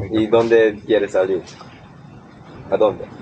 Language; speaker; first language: Spanish; non-native, learner; English